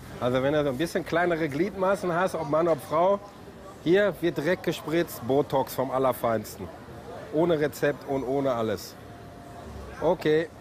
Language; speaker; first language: German; native; German